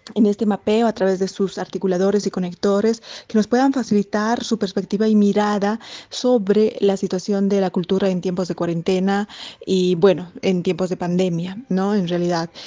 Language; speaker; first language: Spanish; native; Spanish